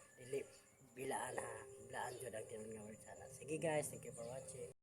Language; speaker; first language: Cebuano; non-native, local second language; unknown